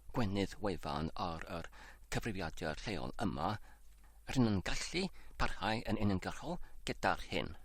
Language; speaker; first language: Welsh; non-native, learner; English